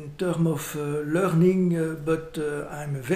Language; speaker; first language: English; non-native, fluent; French